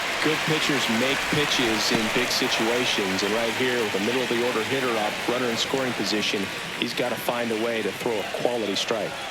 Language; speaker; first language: English; native; English